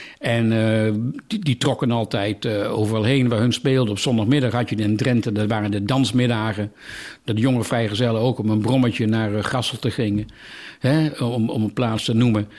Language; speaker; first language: Dutch; native; Dutch